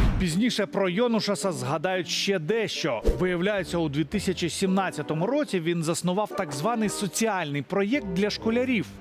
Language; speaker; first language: Ukrainian; native; Ukrainian